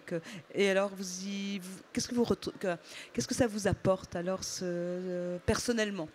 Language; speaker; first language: French; native; French